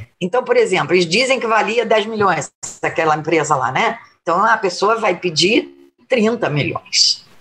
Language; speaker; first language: Portuguese; native; Portuguese